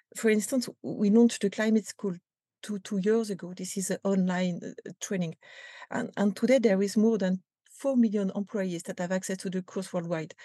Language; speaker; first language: English; non-native, fluent; French